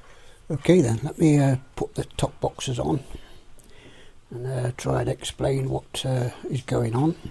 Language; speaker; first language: English; native; English